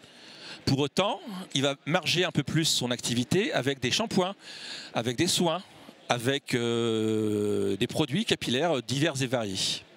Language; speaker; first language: French; native; French